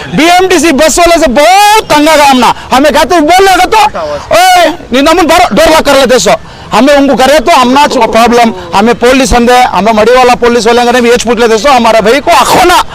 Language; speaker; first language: Hindi; non-native, local second language; Urdu